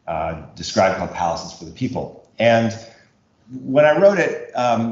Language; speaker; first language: English; native; English